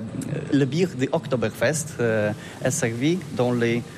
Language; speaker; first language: French; non-native, learner; Polish